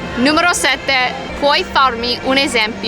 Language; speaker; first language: Italian; non-native, fluent; English